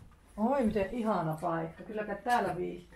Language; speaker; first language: Finnish; native; Finnish